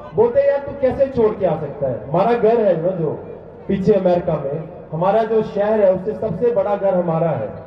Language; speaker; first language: Hindi; non-native, local second language; Punjabi